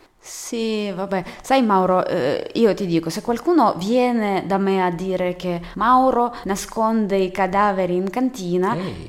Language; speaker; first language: Italian; non-native, fluent; Russian